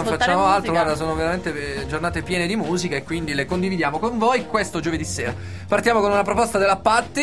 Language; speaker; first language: Italian; native; Italian